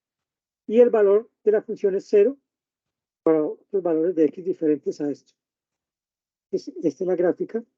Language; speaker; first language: Spanish; native; Spanish